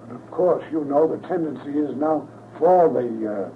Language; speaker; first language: English; native; English